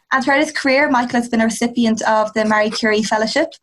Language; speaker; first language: English; native; English